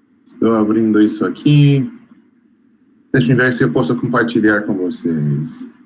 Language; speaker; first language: Portuguese; non-native, fluent; English